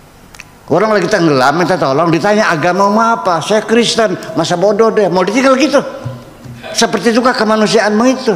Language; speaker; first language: Indonesian; native; Indonesian